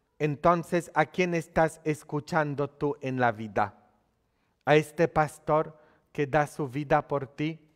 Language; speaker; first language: Spanish; non-native, fluent; Polish